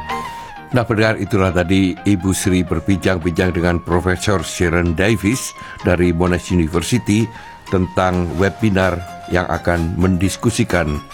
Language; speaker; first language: Indonesian; native; Indonesian